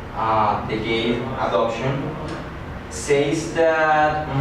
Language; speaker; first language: English; non-native, fluent; Spanish